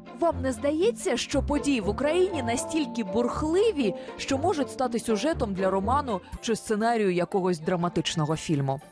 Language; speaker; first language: Ukrainian; native; Ukrainian